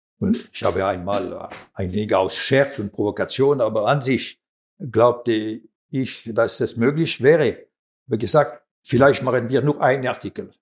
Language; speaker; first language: German; non-native, local second language; French